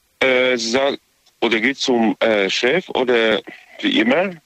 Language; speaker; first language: German; non-native, learner; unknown